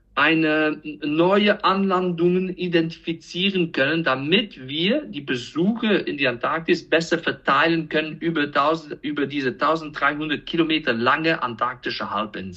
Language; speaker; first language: German; non-native, fluent; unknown